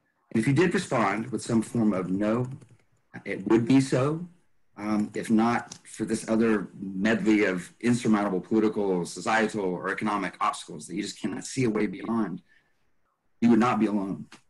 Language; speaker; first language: English; native; English